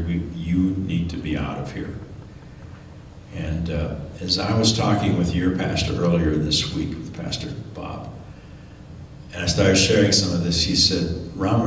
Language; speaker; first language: English; native; English